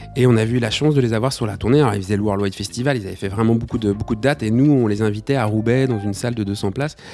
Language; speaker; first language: French; native; French